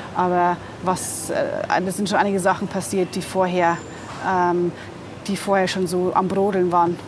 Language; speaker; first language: German; native; German